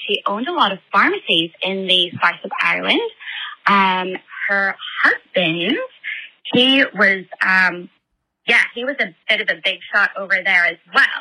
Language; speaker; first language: English; native; English